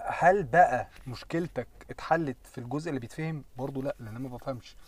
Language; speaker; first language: Arabic; native; Arabic